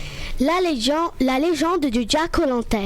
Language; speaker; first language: French; native; French